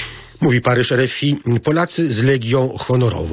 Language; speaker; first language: Polish; native; Polish